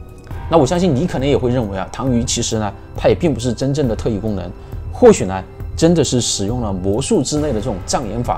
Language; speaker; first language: Chinese; native; Chinese